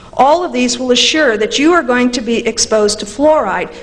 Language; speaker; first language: English; native; English